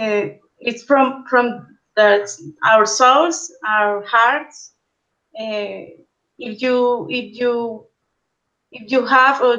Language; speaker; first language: English; non-native, learner; Spanish